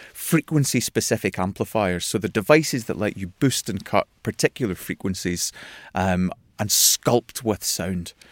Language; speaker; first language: English; native; English